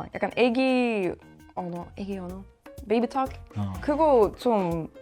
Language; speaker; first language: Korean; non-native, fluent; Swedish